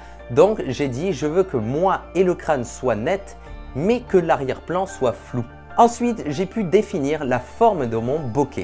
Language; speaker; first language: French; native; French